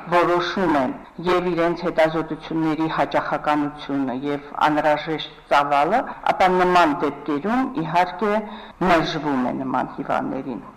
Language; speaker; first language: Armenian; native; Armenian